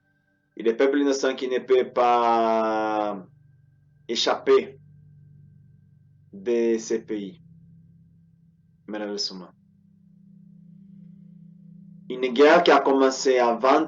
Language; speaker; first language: French; non-native, learner; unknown